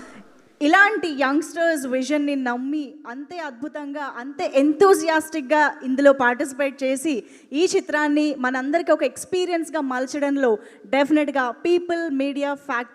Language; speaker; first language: Telugu; native; Telugu